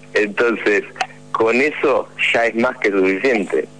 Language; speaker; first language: Spanish; native; Spanish